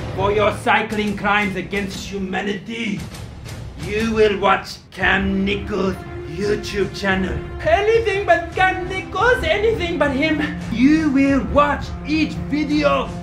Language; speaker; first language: English; native; English